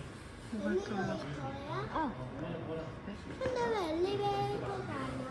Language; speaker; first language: Korean; early bilingual, heritage; Korean